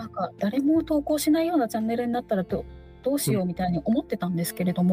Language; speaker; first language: Japanese; native; Japanese